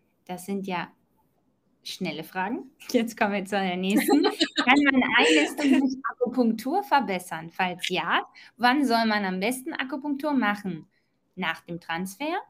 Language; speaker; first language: German; native; German